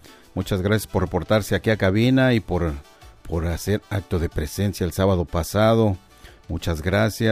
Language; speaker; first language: Spanish; native; Spanish